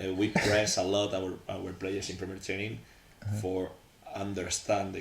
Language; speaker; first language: English; non-native, learner; Spanish